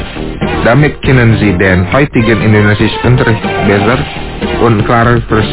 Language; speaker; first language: German; non-native, fluent; Indonesian